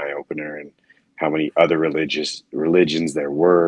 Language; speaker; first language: English; native; English